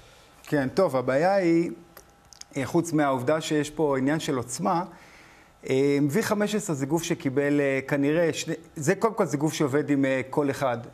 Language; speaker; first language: Hebrew; native; Hebrew